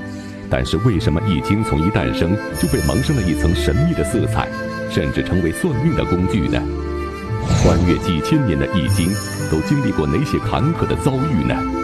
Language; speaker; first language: Chinese; native; Chinese